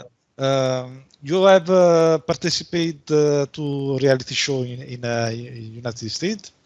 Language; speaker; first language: English; non-native, learner; Italian